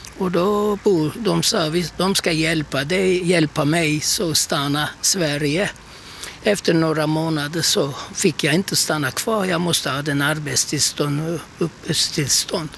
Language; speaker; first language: Swedish; non-native, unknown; Turkish